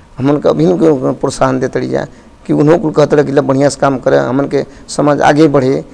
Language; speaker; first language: Bhojpuri; non-native, local second language; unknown